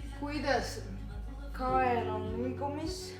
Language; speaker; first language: Estonian; non-native, learner; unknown